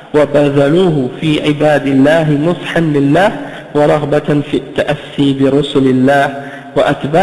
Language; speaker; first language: Arabic; non-native, fluent; French